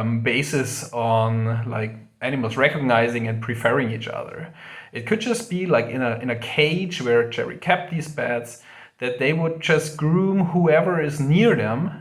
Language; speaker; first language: English; non-native, fluent; German